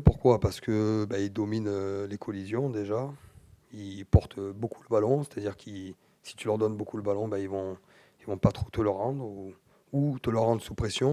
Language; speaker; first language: French; native; French